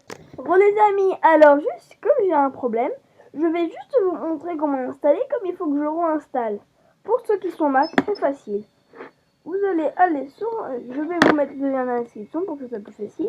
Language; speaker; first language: French; native; French